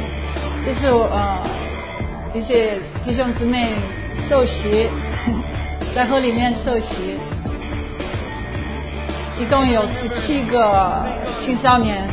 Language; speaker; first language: Chinese; non-native, fluent; English